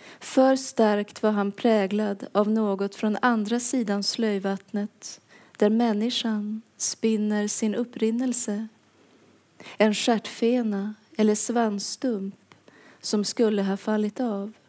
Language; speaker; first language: Swedish; native; Swedish